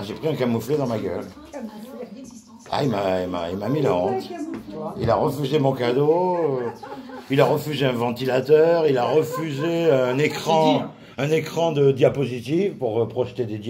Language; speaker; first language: French; native; French